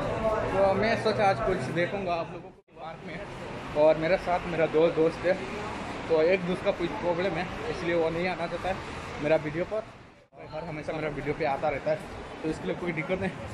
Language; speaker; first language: Hindi; non-native, local second language; Bangla